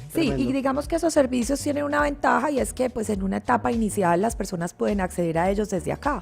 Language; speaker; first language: Spanish; native; Spanish